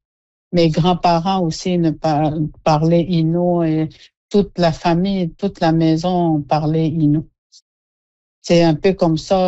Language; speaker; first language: French; non-native, local second language; Innu-aimun